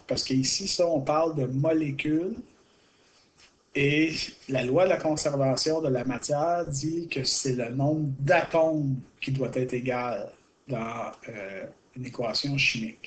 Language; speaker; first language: French; native; French